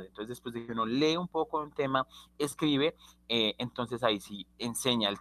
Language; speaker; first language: Spanish; native; Spanish